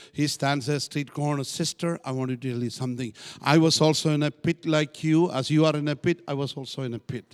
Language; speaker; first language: English; non-native, local second language; Malayalam